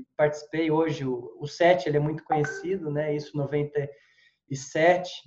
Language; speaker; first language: Portuguese; native; Portuguese